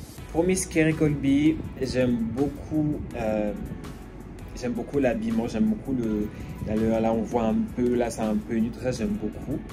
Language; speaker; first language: French; native; French